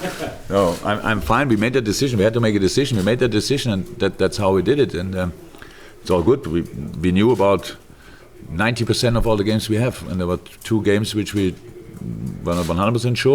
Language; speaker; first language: English; non-native, fluent; German